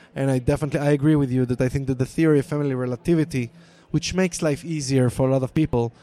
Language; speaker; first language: English; non-native, fluent; Hebrew